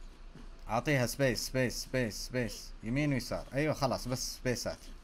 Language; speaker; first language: Arabic; native; Arabic